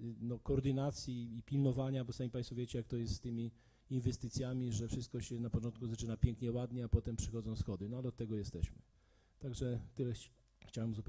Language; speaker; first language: Polish; native; Polish